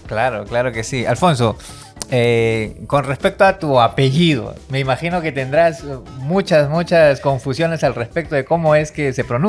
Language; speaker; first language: Spanish; native; Spanish